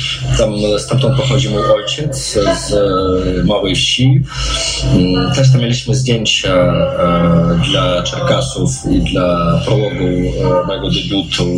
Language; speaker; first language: Polish; non-native, fluent; Russian